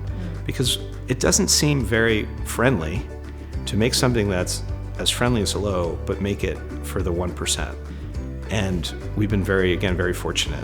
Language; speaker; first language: English; native; English